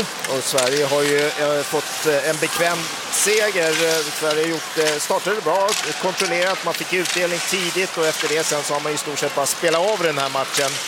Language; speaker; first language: Swedish; native; Swedish